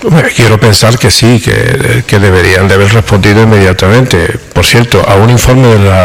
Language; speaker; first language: Spanish; native; Spanish